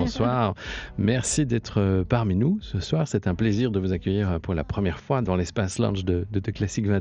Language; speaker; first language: French; native; French